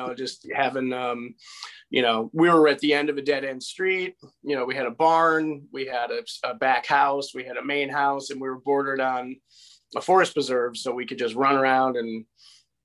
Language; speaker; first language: English; native; English